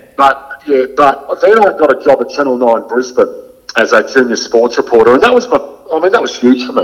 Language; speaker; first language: English; native; English